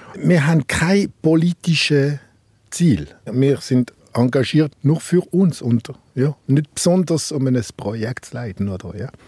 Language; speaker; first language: German; non-native, local second language; Swiss German